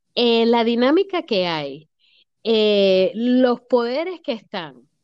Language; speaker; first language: Spanish; native; Spanish